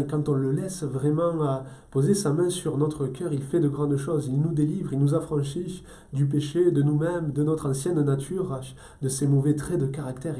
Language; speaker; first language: French; native; French